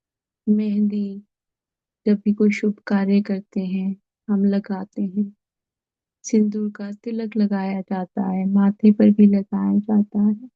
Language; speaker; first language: Hindi; native; Hindi